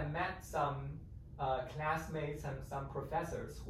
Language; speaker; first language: English; non-native, fluent; Chinese